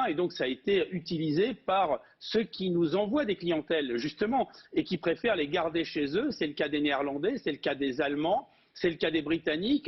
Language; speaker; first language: French; native; French